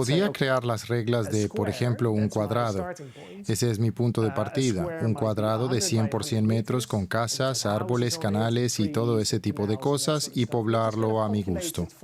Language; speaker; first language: Spanish; native; Spanish